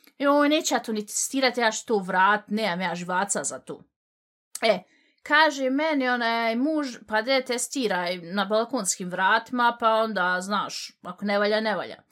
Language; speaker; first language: Bosnian; early bilingual, heritage; Bosnian